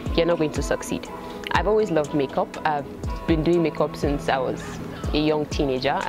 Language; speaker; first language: English; non-native, local second language; Hausa